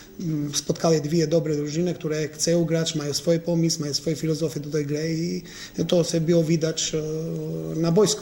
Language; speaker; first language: Polish; non-native, fluent; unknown